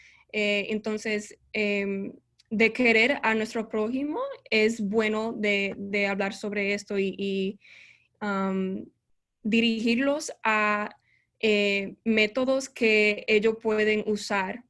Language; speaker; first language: Spanish; early bilingual, heritage; Spanish